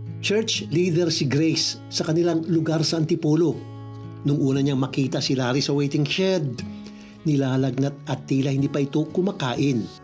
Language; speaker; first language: Filipino; native; Filipino